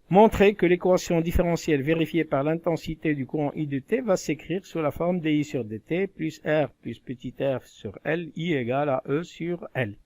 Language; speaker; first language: French; non-native, local second language; Arabic